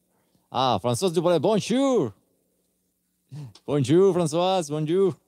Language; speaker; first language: French; non-native, learner; Spanish